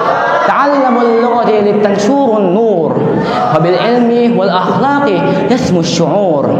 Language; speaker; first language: Arabic; non-native, learner; Indonesian